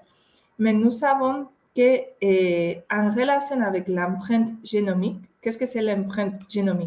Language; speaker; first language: French; non-native, fluent; Spanish